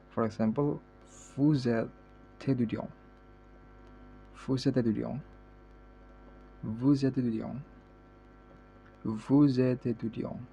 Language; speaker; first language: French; non-native, learner; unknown